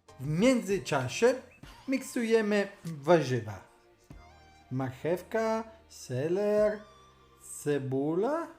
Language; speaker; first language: Polish; non-native, learner; Italian